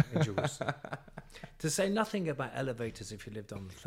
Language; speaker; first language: English; native; English